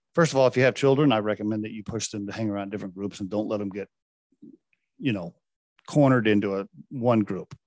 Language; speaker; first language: English; native; English